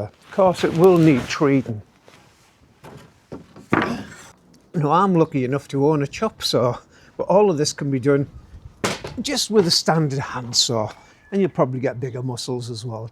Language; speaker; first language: English; native; English